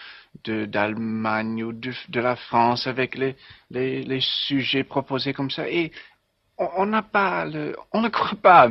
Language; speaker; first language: French; non-native, learner; English